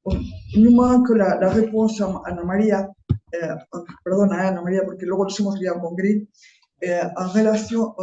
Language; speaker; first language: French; non-native, fluent; Spanish